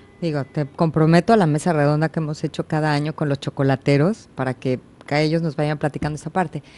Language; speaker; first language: Spanish; native; Spanish